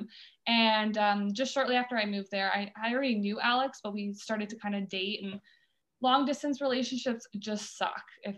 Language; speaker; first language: English; native; English